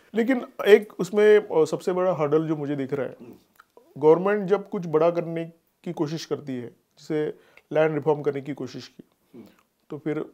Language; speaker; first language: Hindi; non-native, local second language; Marathi